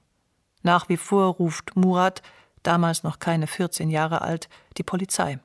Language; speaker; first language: German; native; German